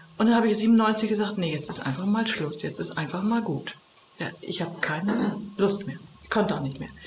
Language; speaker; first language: German; native; German